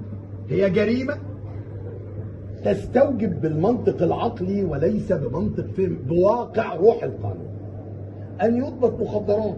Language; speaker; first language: Arabic; native; Arabic